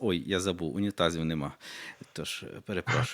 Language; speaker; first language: Ukrainian; native; Ukrainian